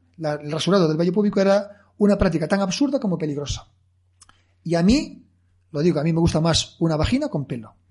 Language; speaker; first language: Spanish; native; Spanish